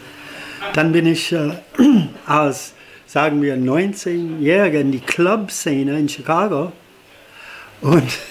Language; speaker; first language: German; non-native, fluent; English